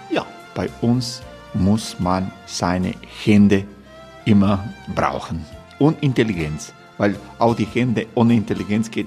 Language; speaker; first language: German; non-native, learner; Croatian